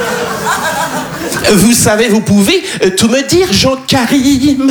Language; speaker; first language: French; native; French